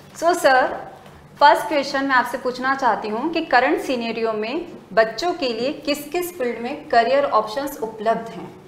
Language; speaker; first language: Hindi; native; Hindi